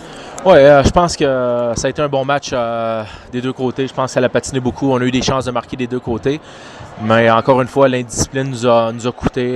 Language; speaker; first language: French; native; French